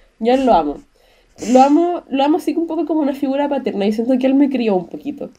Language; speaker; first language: Spanish; native; Spanish